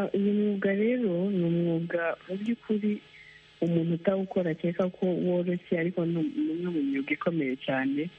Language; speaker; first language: Kinyarwanda; native; Kinyarwanda